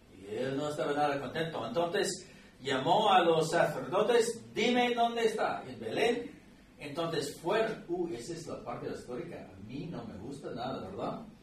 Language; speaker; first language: Spanish; non-native, fluent; English